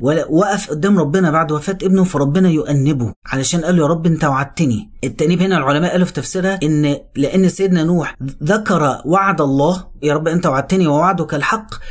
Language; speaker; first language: Arabic; native; Arabic